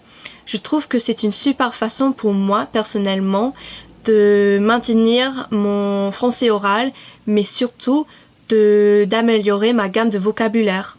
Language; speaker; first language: French; non-native, fluent; English